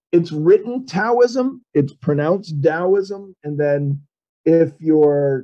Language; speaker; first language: English; native; English